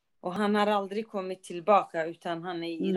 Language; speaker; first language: Swedish; non-native, fluent; Persian